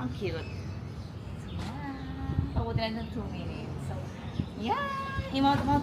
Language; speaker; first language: Filipino; native; Filipino